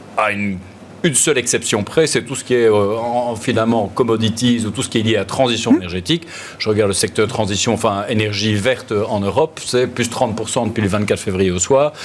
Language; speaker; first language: French; native; French